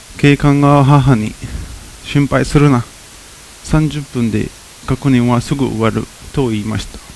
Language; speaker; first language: Japanese; non-native, fluent; Arabic